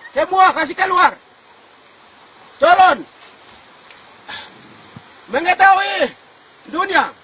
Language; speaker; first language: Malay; non-native, local second language; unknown